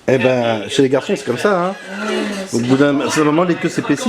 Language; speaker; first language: French; native; French